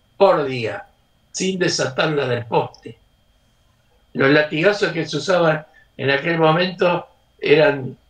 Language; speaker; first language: Spanish; native; Spanish